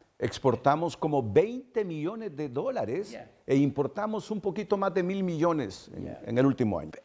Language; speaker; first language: Spanish; native; Spanish